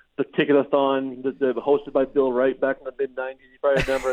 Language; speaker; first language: English; native; English